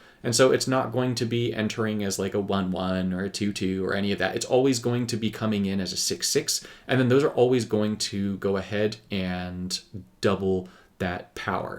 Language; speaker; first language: English; native; English